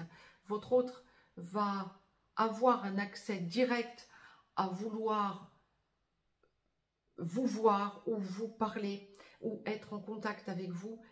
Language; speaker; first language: French; native; French